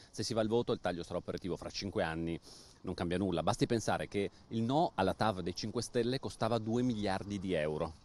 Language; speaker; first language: Italian; native; Italian